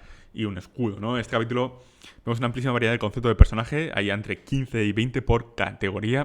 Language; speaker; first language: Spanish; native; Spanish